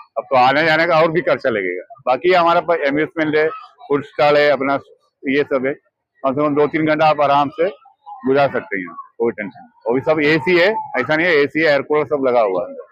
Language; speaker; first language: Hindi; non-native, local second language; Marathi